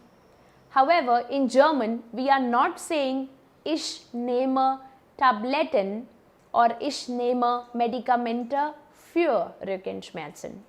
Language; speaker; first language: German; non-native, fluent; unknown